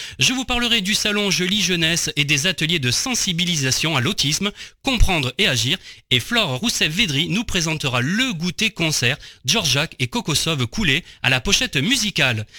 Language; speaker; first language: French; native; French